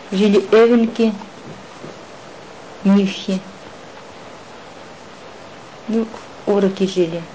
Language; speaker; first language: Russian; non-native, local second language; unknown